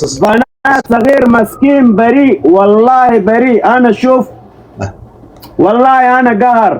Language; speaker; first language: Arabic; non-native, learner; Oromo